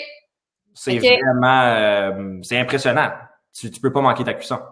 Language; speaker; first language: French; native; French